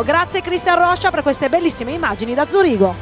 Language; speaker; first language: Italian; native; Italian